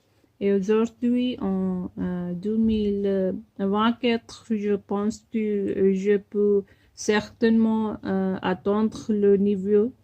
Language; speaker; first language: French; non-native, fluent; Punjabi